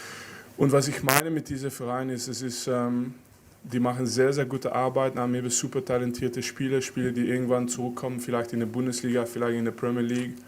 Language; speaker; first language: German; non-native, fluent; French